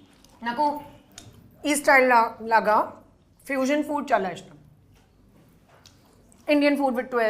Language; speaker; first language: Telugu; non-native, learner; Hindi